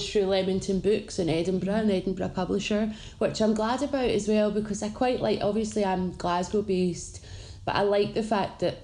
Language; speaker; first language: English; native; English